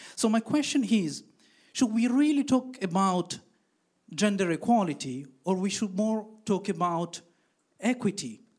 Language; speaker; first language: English; non-native, fluent; Italian